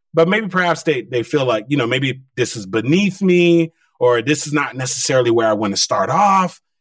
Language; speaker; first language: English; early bilingual, other home language; Haitian Creole